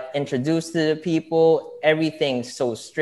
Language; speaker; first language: English; non-native, local second language; Filipino